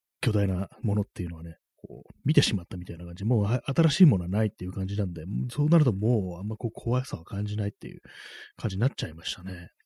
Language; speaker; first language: Japanese; native; Japanese